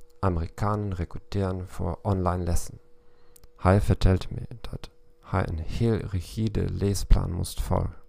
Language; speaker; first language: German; non-native, learner; Dutch